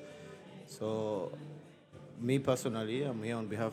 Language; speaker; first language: English; non-native, local second language; Kinyarwanda